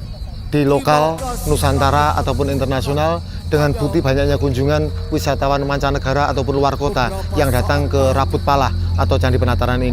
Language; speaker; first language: Indonesian; native; Indonesian